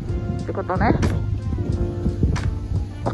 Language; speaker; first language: Japanese; non-native, learner; Indonesian